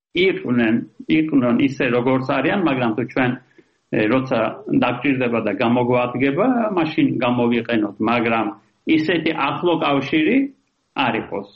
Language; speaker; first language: Georgian; early bilingual, heritage; Georgian